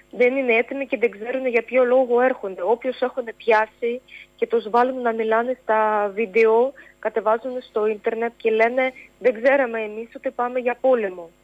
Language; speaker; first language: Greek; non-native, fluent; Ukrainian